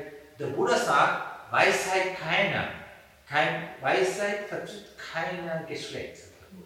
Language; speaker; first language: German; non-native, fluent; Sinhala